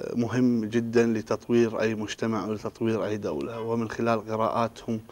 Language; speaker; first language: Arabic; native; Arabic